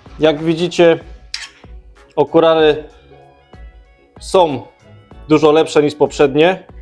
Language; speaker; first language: Polish; native; Polish